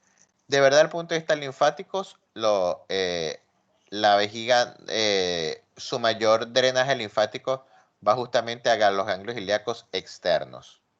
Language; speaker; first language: Spanish; native; Spanish